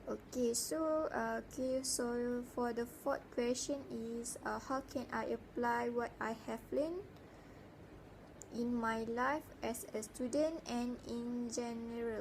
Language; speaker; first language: English; non-native, learner; Malay